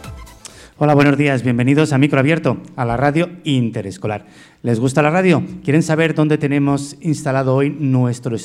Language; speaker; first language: Spanish; native; Spanish